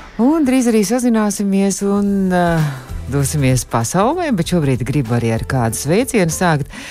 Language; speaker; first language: Latvian; native; Latvian